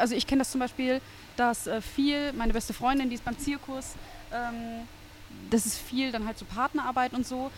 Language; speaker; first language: German; native; German